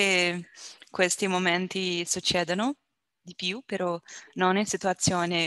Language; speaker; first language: Italian; non-native, learner; Portuguese